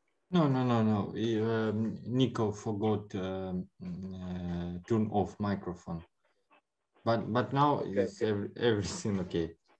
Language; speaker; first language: English; non-native, learner; Ukrainian